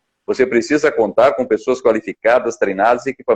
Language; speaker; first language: Portuguese; native; Portuguese